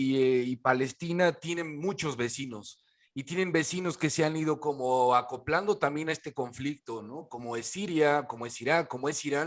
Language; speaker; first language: Spanish; native; Spanish